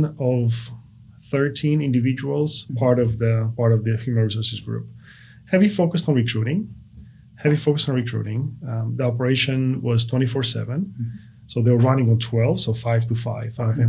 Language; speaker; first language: English; non-native, fluent; Romanian